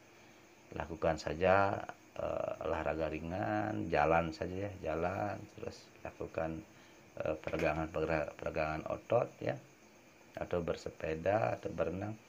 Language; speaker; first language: Indonesian; native; Indonesian